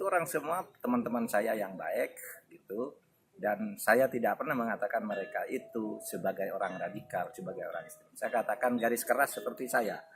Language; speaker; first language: Indonesian; non-native, local second language; Madurese